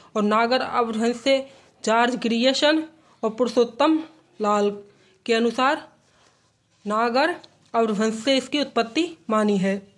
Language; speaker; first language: Hindi; native; Hindi